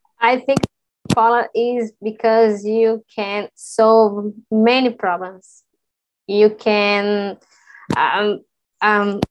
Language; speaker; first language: English; non-native, learner; Portuguese